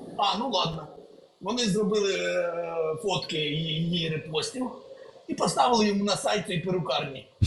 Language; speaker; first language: Ukrainian; native; Ukrainian